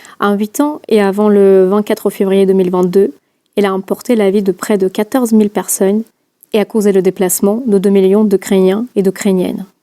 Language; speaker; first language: French; non-native, fluent; Russian